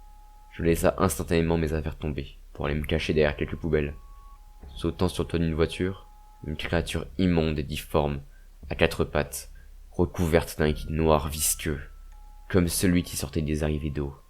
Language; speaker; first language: French; native; French